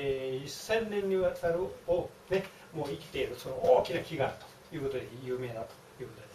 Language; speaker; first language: Japanese; native; Japanese